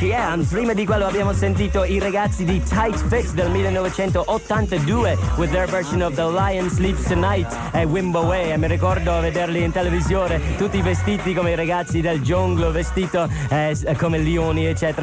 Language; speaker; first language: Italian; non-native, fluent; English